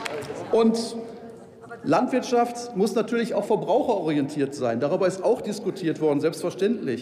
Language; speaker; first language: German; native; German